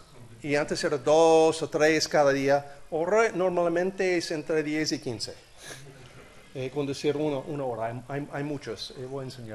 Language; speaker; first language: Spanish; non-native, learner; English